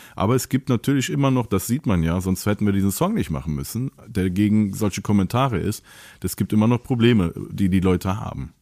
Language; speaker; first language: German; native; German